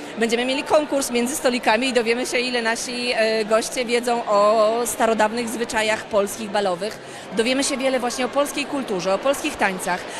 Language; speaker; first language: Polish; native; Polish